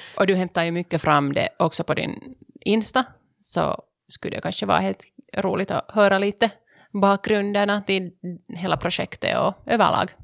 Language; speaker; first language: Swedish; native; Swedish